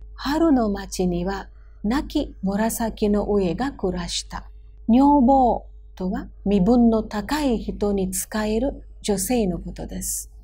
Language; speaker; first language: Japanese; non-native, fluent; Hindi